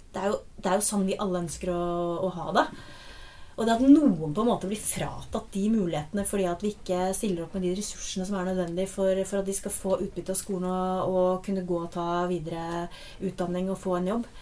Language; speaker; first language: Norwegian; native; Norwegian